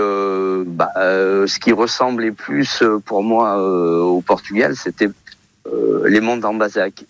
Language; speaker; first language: French; early bilingual, other home language; Portuguese